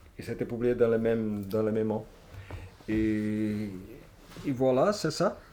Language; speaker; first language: French; non-native, fluent; Portuguese